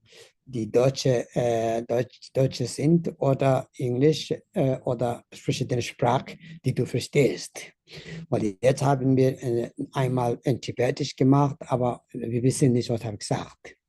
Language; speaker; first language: German; non-native, learner; Tibetan